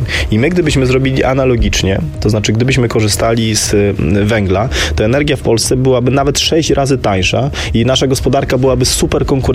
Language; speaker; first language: Polish; native; Polish